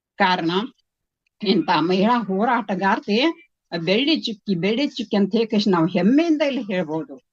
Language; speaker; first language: Kannada; native; Kannada